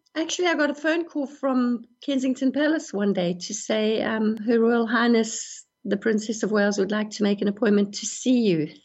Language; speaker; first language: English; native; English